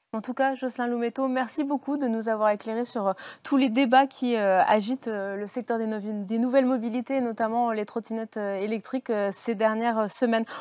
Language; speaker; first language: French; native; French